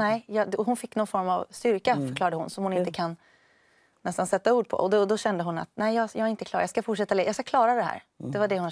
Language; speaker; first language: Swedish; native; Swedish